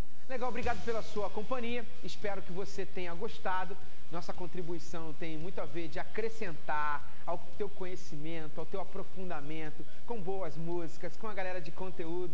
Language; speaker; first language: Portuguese; native; Portuguese